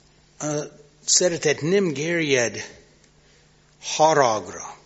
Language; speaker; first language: Hungarian; non-native, learner; English